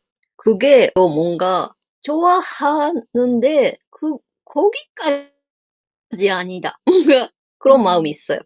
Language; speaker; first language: Korean; non-native, learner; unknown